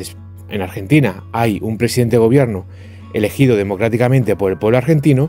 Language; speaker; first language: Spanish; native; Spanish